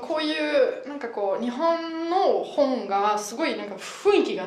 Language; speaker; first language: Japanese; non-native, fluent; German